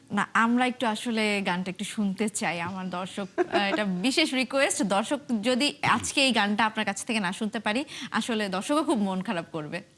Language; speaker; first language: Bangla; native; Bangla